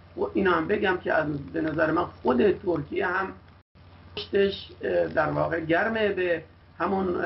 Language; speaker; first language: Persian; non-native, local second language; Kurdish